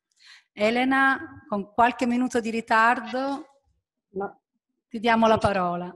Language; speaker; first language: Italian; native; Italian